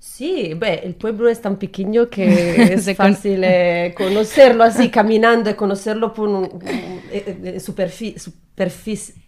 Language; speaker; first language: Spanish; non-native, learner; Italian